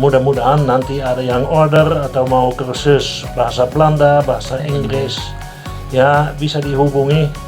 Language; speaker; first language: Indonesian; non-native, fluent; Dutch